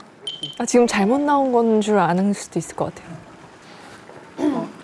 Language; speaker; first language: Korean; native; Korean